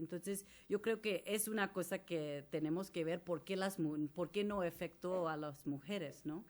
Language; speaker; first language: Spanish; non-native, fluent; English